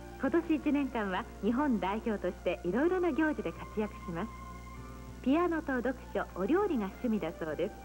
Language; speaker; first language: Japanese; native; Japanese